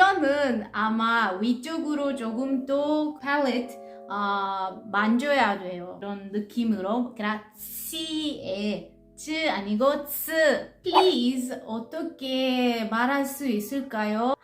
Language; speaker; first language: Korean; non-native, learner; Italian